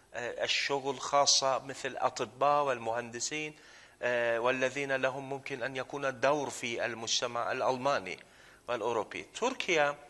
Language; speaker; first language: Arabic; non-native, fluent; Turkish